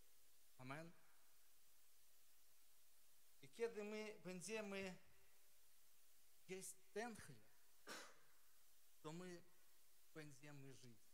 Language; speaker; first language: Polish; non-native, learner; Ukrainian